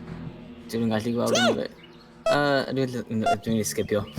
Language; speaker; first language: Welsh; non-native, local second language; English